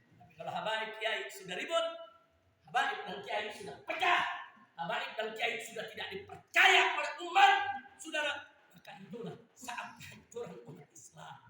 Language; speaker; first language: Indonesian; native; Indonesian